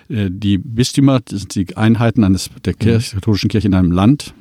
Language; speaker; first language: German; native; German